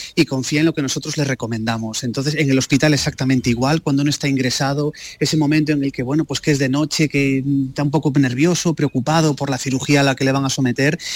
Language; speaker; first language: Spanish; native; Spanish